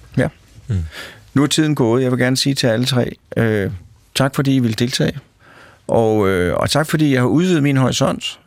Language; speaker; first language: Danish; native; Danish